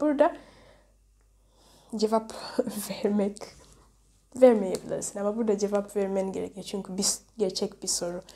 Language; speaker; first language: Turkish; non-native, learner; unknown